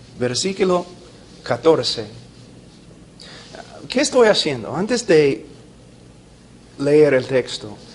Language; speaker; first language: Spanish; non-native, fluent; English